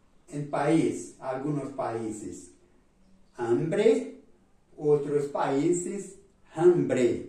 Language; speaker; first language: Spanish; non-native, fluent; Portuguese